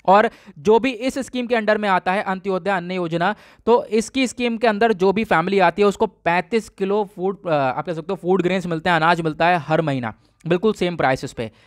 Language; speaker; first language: Hindi; native; Hindi